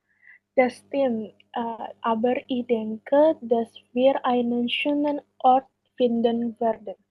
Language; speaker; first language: German; non-native, learner; Indonesian